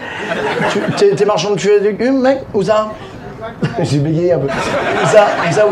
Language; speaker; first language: French; native; French